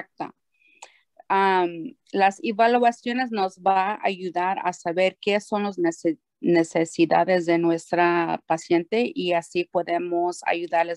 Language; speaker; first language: Spanish; early bilingual, heritage; Spanish